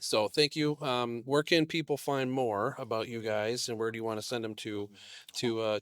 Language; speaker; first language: English; native; English